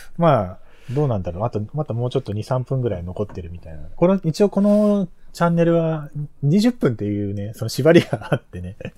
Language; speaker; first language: Japanese; native; Japanese